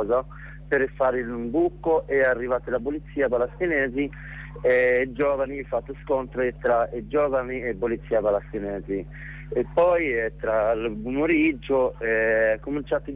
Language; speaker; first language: Italian; non-native, learner; Arabic